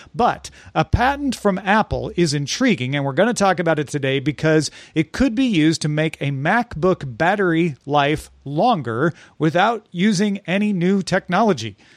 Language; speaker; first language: English; native; English